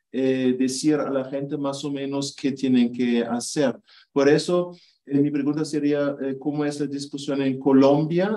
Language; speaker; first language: Spanish; non-native, fluent; German